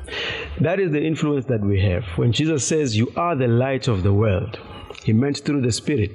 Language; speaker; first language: English; non-native, local second language; Zulu